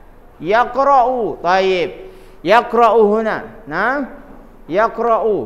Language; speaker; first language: Arabic; non-native, fluent; Indonesian